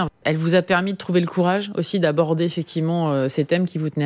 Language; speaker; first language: French; native; French